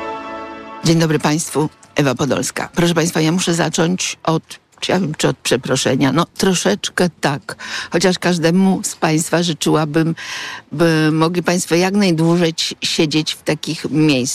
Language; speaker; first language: Polish; native; Polish